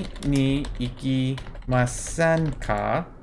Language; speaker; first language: Japanese; non-native, fluent; English